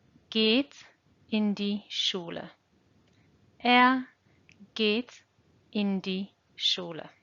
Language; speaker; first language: German; non-native, fluent; English